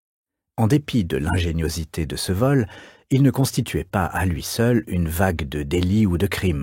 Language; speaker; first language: French; native; French